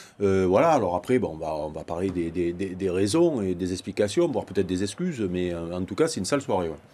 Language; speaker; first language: French; native; French